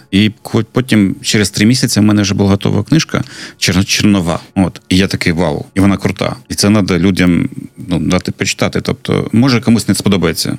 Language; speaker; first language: Ukrainian; non-native, local second language; Russian